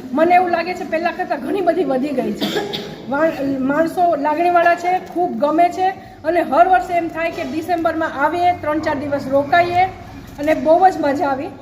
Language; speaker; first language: Gujarati; native; Gujarati